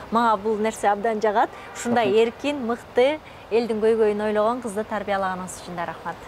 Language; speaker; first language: Kyrgyz; native; Kyrgyz